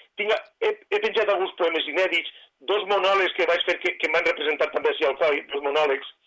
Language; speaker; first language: Catalan; non-native, local second language; Spanish